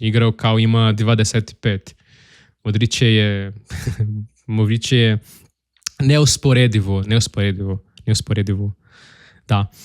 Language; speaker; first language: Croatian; non-native, learner; Portuguese